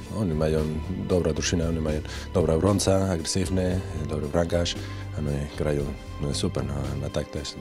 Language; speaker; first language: Polish; non-native, learner; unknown